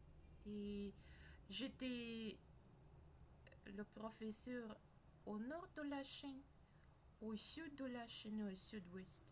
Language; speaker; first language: French; non-native, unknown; Russian